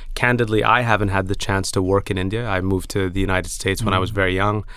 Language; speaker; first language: English; early bilingual, other home language; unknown